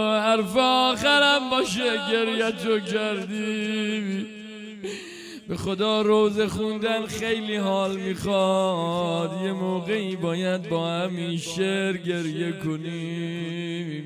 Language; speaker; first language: Persian; native; Persian